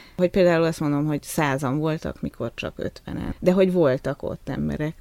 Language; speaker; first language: Hungarian; native; Hungarian